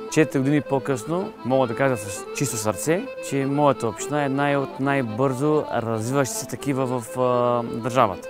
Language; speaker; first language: Bulgarian; native; Bulgarian